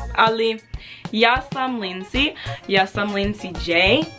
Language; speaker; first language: Serbian; non-native, learner; English